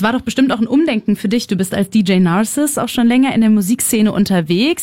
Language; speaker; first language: German; native; German